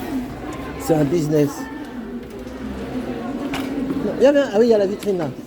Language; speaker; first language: French; native; French